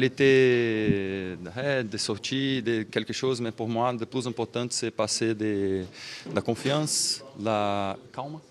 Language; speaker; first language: French; non-native, learner; Portuguese